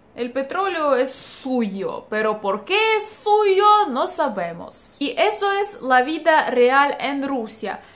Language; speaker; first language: Spanish; non-native, fluent; Russian